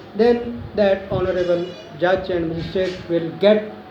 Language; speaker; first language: English; non-native, local second language; Urdu